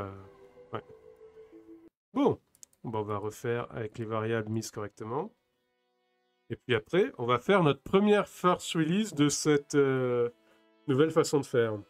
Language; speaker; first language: French; native; French